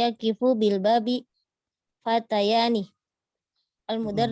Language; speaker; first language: Arabic; non-native, learner; Indonesian